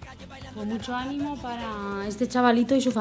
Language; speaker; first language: Spanish; native; Spanish